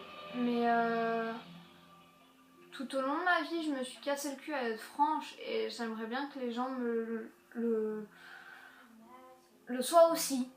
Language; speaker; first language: French; native; French